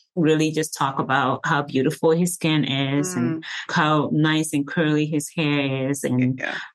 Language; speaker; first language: English; early bilingual, other home language; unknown